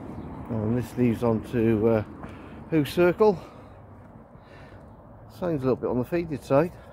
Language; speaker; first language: English; native; English